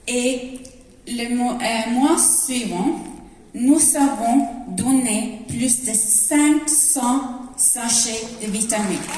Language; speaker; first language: French; non-native, learner; Norwegian